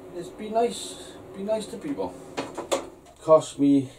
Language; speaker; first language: English; native; English